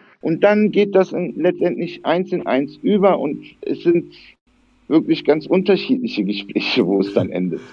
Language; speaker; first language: German; early bilingual, other home language; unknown